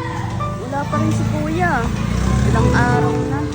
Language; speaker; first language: Filipino; native; Filipino